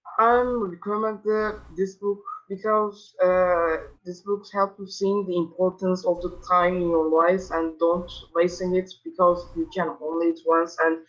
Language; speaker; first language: English; non-native, learner; Turkish